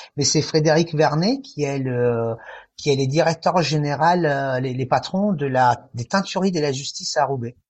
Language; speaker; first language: French; non-native, fluent; Italian